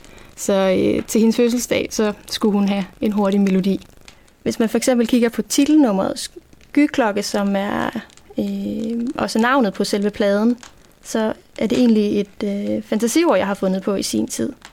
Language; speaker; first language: Danish; native; Danish